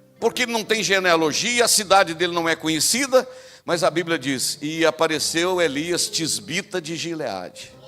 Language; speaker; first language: Portuguese; native; Portuguese